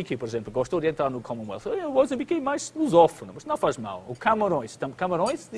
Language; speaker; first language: Portuguese; non-native, fluent; English